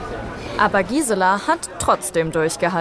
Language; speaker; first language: German; native; German